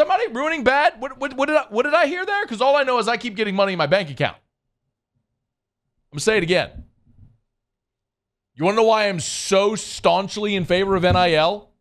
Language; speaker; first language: English; native; English